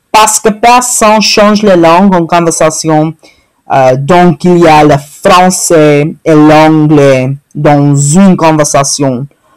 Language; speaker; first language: French; early bilingual, heritage; French